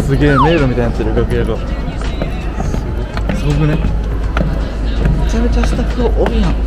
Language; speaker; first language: Japanese; native; Japanese